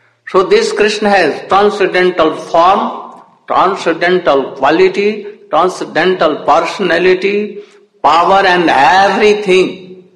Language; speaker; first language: English; non-native, local second language; Hindi